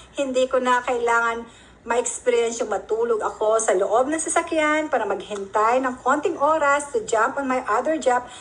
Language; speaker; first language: Filipino; non-native, local second language; Pampanga